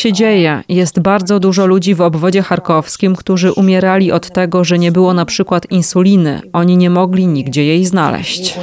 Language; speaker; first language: Polish; non-native, fluent; Ukrainian